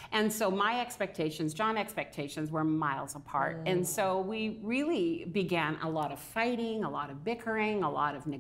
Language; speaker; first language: English; native; English